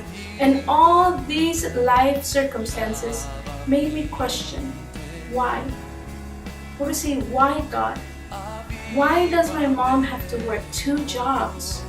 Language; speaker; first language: English; early bilingual, other home language; Spanish